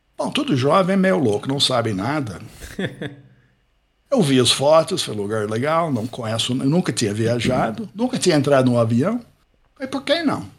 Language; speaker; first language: Portuguese; non-native, fluent; English